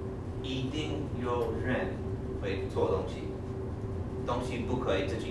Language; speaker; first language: Chinese; non-native, fluent; English